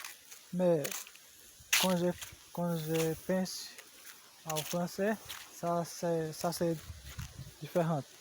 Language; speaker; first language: French; non-native, learner; Portuguese